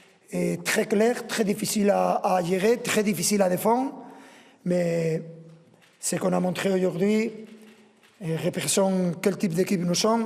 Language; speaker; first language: French; non-native, fluent; Spanish